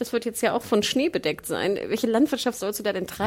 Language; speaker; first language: German; native; German